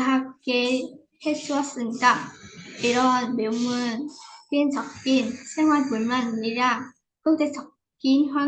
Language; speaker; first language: Korean; non-native, fluent; Vietnamese